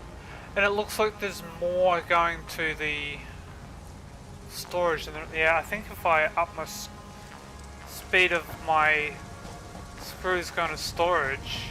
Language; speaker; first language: English; native; English